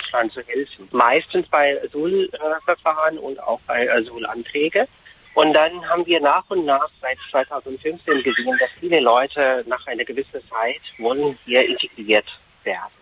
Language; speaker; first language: German; non-native, fluent; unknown